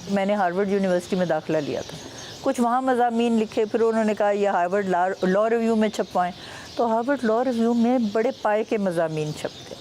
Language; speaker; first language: Urdu; non-native, local second language; Punjabi